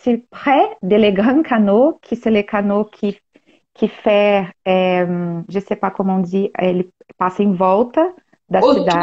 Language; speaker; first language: French; non-native, learner; Portuguese